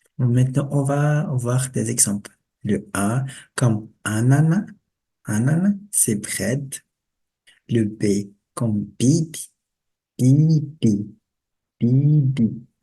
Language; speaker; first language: French; non-native, local second language; Malagasy